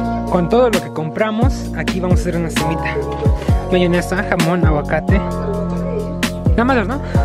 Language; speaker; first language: Spanish; early bilingual, heritage; Spanish